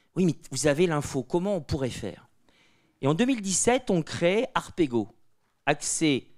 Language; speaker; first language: French; native; French